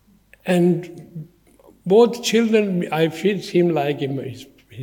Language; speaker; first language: English; non-native, learner; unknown